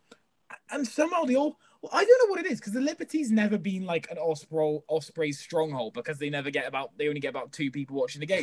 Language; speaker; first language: English; native; English